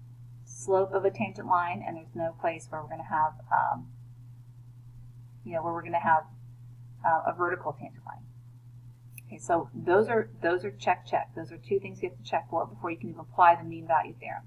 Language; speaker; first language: English; native; English